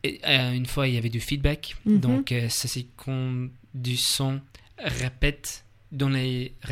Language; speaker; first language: French; non-native, learner; English